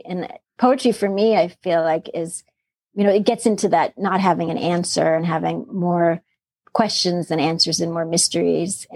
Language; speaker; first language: English; native; English